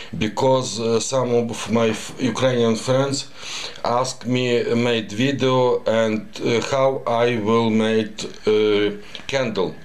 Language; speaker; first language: English; non-native, learner; Ukrainian